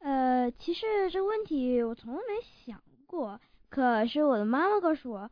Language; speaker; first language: Chinese; early bilingual, heritage; Chinese